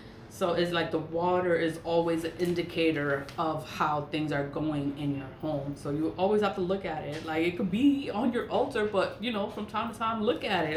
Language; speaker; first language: English; native; English